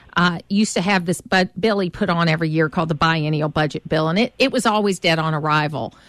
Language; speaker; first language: English; native; English